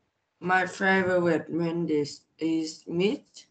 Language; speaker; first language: English; non-native, learner; Vietnamese